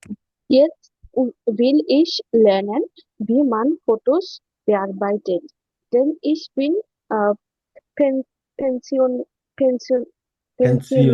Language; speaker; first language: German; non-native, learner; Bangla